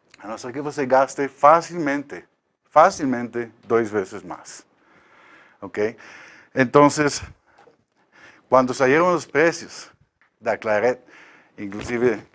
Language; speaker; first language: Portuguese; non-native, learner; Spanish